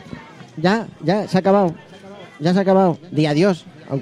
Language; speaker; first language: Spanish; native; Spanish